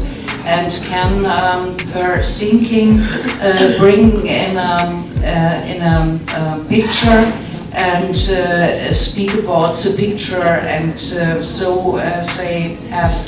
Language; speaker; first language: English; non-native, learner; German